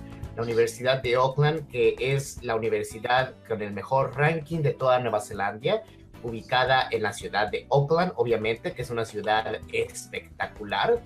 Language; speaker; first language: Spanish; native; Spanish